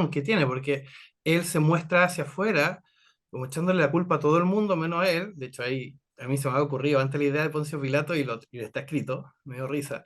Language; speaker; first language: Spanish; native; Spanish